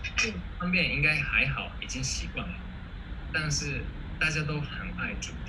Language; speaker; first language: Chinese; non-native, fluent; Japanese